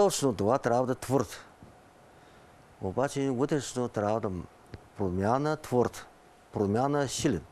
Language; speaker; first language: Bulgarian; non-native, learner; Chinese